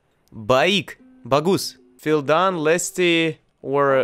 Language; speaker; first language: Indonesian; non-native, learner; Russian